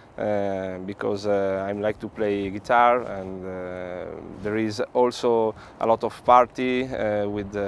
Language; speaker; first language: English; non-native, learner; Italian